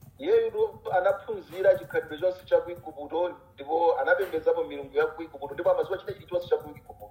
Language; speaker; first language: Nyanja; non-native, local second language; Tumbuka